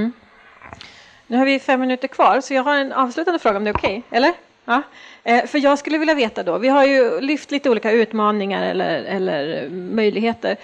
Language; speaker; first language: Swedish; native; Swedish